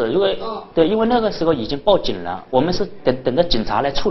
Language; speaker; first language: Chinese; native; Chinese